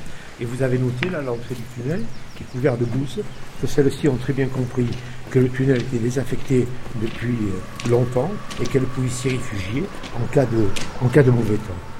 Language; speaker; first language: French; native; French